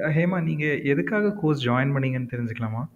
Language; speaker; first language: Tamil; native; Tamil